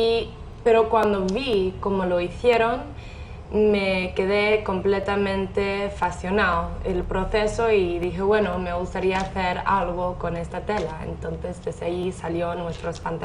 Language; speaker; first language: Spanish; non-native, fluent; English